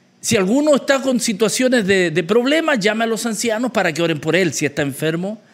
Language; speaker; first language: Spanish; native; Spanish